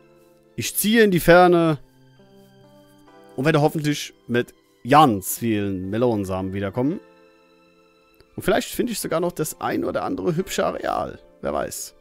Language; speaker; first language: German; native; German